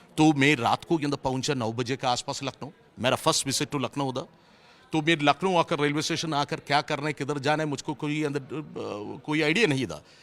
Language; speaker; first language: Hindi; non-native, local second language; Malayalam